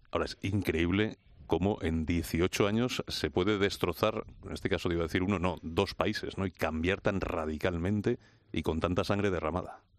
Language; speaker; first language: Spanish; native; Spanish